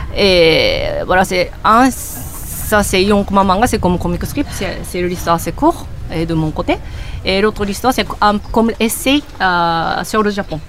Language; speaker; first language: French; non-native, learner; Japanese